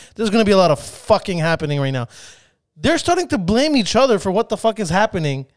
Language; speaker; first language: English; early bilingual, other home language; Spanish